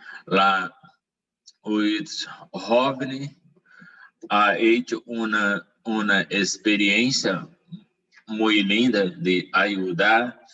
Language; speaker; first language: Portuguese; non-native, learner; Spanish